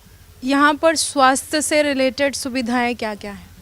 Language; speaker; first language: Hindi; native; Hindi